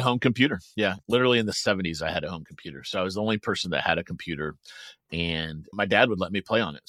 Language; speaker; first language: English; native; English